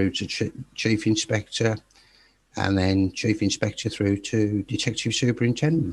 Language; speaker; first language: English; native; English